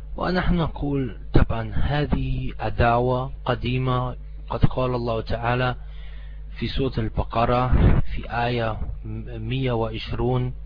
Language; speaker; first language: Arabic; non-native, fluent; German